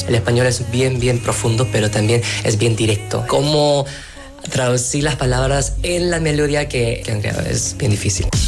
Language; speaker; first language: Spanish; non-native, fluent; Korean